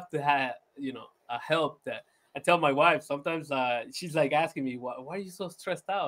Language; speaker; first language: English; non-native, fluent; Spanish